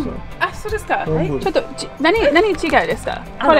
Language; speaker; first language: Japanese; non-native, learner; English